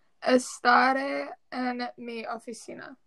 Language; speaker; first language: Spanish; non-native, learner; English